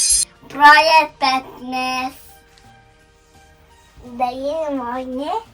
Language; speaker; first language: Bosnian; early bilingual, heritage; Serbian